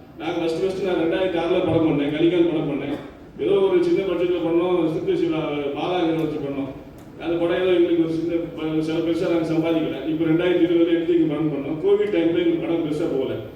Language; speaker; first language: Tamil; native; Tamil